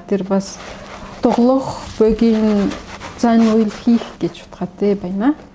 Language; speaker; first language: Mongolian; non-native, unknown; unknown